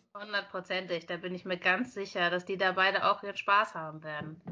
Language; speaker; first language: German; native; German